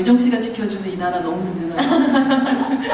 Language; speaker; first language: Korean; native; Korean